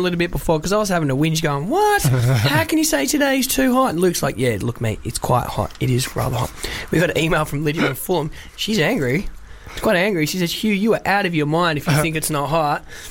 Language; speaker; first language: English; native; English